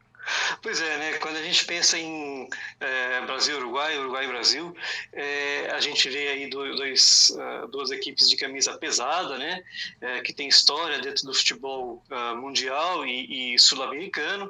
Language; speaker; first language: Portuguese; native; Portuguese